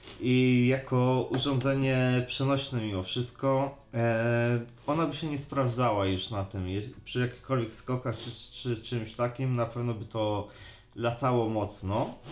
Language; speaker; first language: Polish; native; Polish